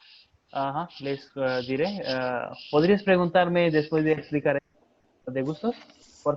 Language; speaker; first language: Spanish; non-native, fluent; Hindi